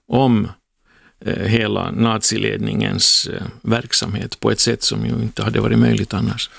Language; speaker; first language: Swedish; native; Swedish